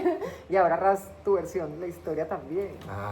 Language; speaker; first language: Spanish; native; Spanish